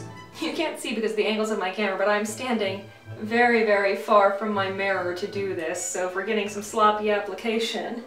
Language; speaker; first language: English; native; English